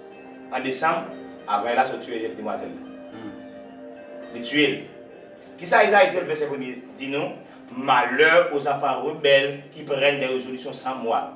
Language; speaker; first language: French; non-native, local second language; Haitian Creole